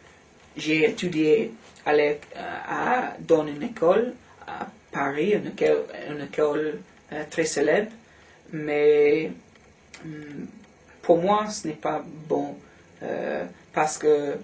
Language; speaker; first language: French; non-native, learner; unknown